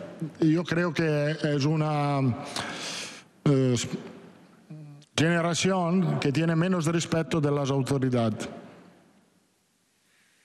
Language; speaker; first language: Spanish; non-native, fluent; Italian